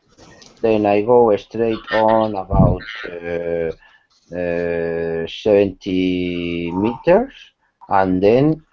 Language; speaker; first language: English; non-native, learner; Spanish